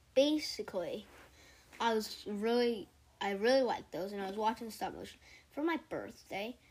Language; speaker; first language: English; native; English